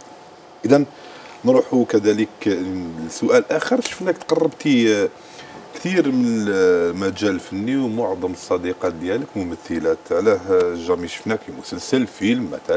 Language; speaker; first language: Arabic; native; Arabic